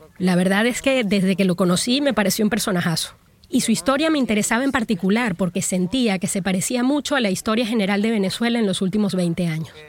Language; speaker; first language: Spanish; native; Spanish